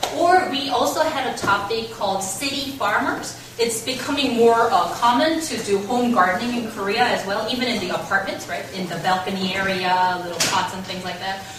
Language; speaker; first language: English; non-native, fluent; Korean